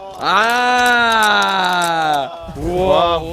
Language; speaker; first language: Japanese; non-native, fluent; Korean